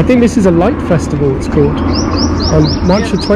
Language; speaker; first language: English; native; English